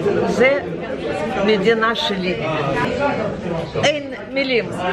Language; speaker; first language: Hebrew; non-native, learner; Russian